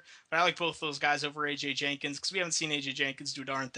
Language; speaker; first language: English; native; English